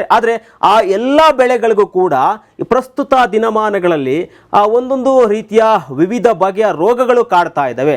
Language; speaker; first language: Kannada; native; Kannada